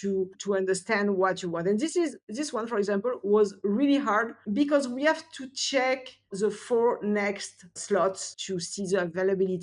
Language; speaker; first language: English; non-native, fluent; French